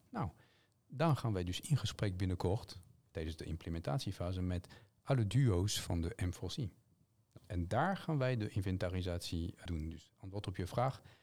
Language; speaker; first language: Dutch; non-native, fluent; French